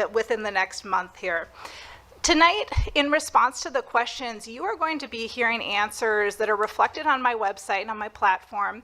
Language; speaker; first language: English; native; English